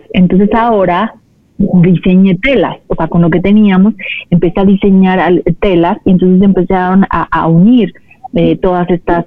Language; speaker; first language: Spanish; native; Spanish